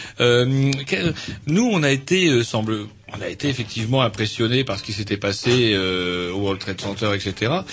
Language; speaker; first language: French; native; French